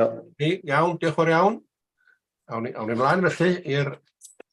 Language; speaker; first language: Welsh; native; Welsh